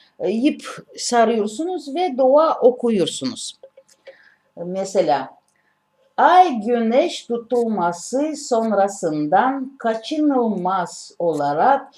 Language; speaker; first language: Turkish; non-native, learner; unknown